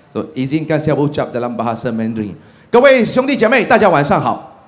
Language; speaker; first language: Malay; non-native, local second language; Chinese